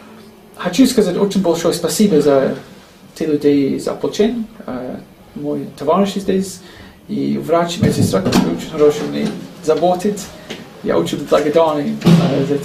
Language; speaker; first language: Russian; non-native, learner; English